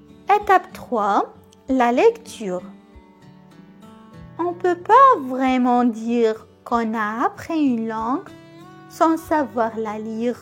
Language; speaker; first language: French; non-native, local second language; Arabic